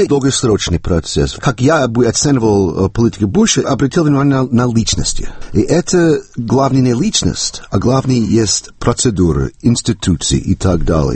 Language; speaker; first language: Russian; non-native, fluent; English